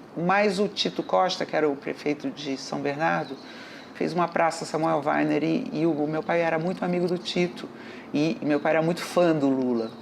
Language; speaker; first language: Portuguese; native; Portuguese